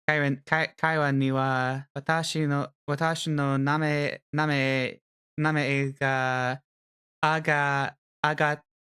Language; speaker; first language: Japanese; non-native, learner; English